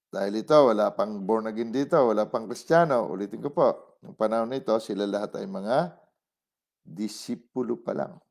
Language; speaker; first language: Filipino; non-native, local second language; Cebuano